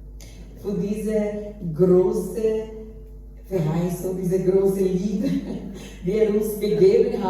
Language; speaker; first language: German; non-native, learner; Portuguese